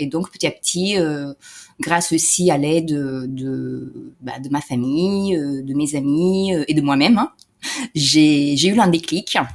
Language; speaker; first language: French; non-native, fluent; Italian